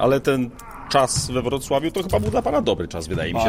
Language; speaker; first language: Polish; native; Polish